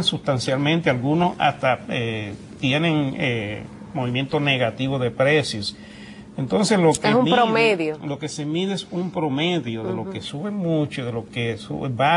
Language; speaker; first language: Spanish; native; Spanish